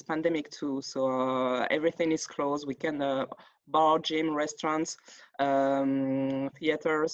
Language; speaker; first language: English; non-native, fluent; French